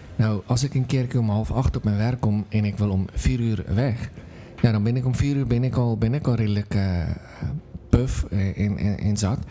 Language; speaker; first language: Dutch; non-native, fluent; Afrikaans